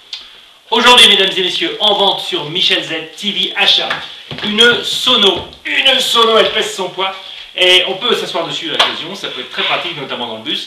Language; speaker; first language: French; native; French